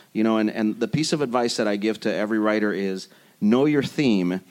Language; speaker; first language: English; early bilingual, other home language; Spanish